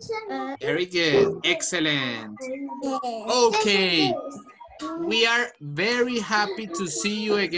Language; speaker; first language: English; non-native, fluent; Spanish